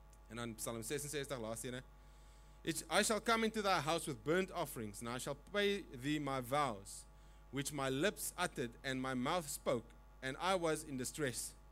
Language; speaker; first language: English; non-native, local second language; Afrikaans